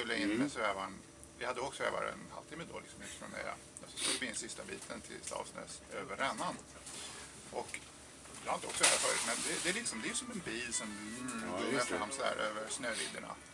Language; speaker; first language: Swedish; native; Swedish